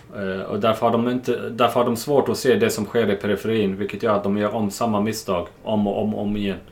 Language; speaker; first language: Swedish; non-native, fluent; Arabic